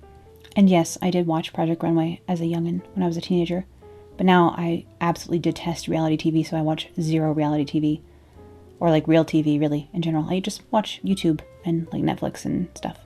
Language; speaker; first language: English; native; English